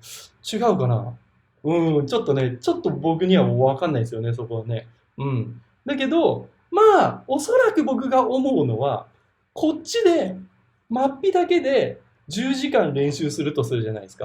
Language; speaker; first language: Japanese; native; Japanese